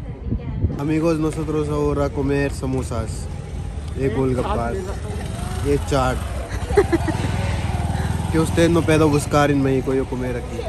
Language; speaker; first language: Spanish; non-native, learner; Hindi